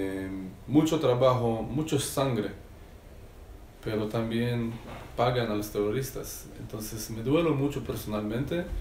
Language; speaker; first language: Spanish; non-native, learner; Hebrew